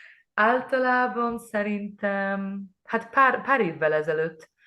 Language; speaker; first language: Hungarian; non-native, learner; Polish